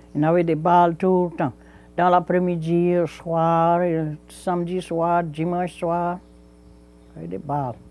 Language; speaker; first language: French; native; French